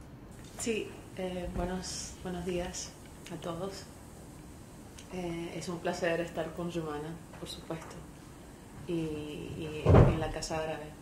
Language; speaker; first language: Spanish; early bilingual, heritage; Spanish